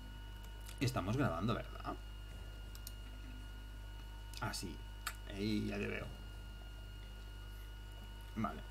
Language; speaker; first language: Spanish; native; Spanish